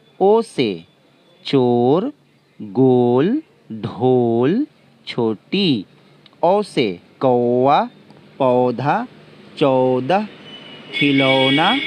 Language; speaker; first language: Hindi; non-native, local second language; Assamese